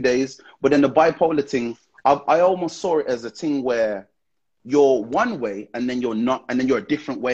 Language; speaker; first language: English; native; English